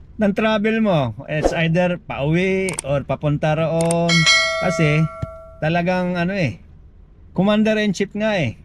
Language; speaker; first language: Filipino; non-native, local second language; Waray